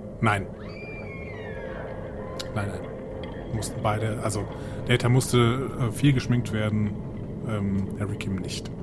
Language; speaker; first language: German; native; German